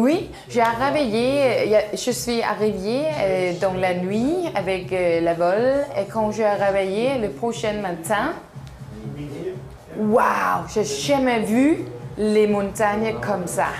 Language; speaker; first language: French; non-native, learner; Danish